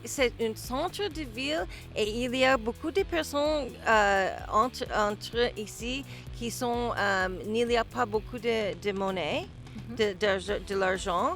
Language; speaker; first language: French; non-native, learner; English